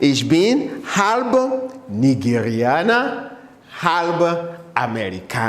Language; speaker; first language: German; non-native, learner; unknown